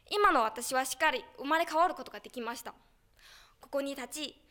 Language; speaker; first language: Japanese; non-native, fluent; Chinese